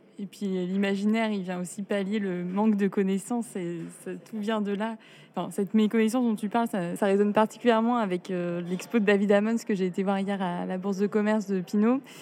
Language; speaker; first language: French; native; French